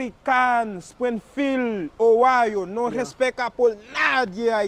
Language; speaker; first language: Spanish; non-native, learner; Haitian Creole